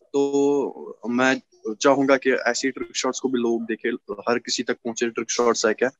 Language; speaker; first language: Hindi; native; Hindi